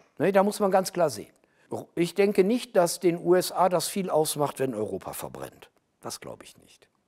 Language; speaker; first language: German; native; German